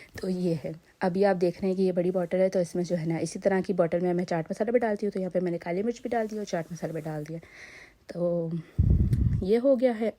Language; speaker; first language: Urdu; native; Urdu